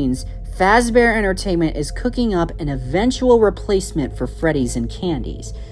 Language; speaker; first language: English; native; English